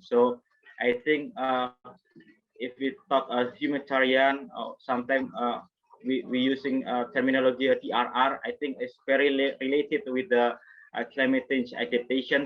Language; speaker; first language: English; non-native, fluent; Indonesian